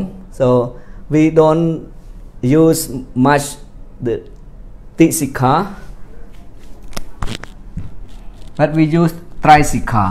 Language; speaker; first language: English; non-native, fluent; Khmer